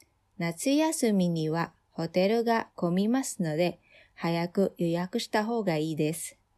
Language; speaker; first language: Japanese; non-native, fluent; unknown